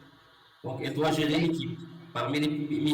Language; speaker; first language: French; non-native, local second language; Arabic